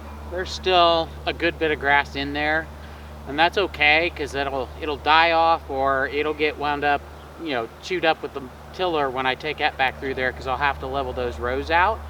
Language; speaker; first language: English; native; English